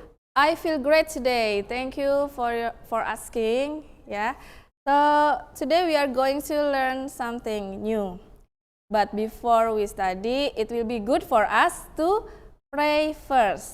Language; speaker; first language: English; non-native, fluent; Indonesian